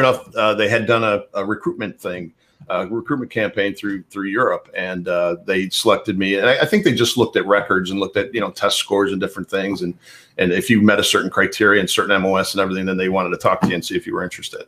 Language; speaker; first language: English; native; English